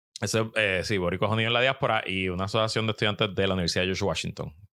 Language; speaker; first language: Spanish; native; Spanish